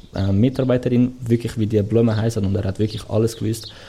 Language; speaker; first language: German; non-native, fluent; Portuguese